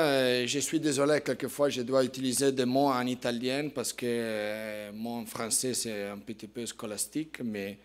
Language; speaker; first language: French; non-native, fluent; Italian